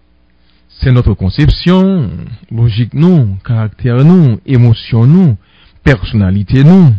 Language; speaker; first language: French; non-native, local second language; Haitian Creole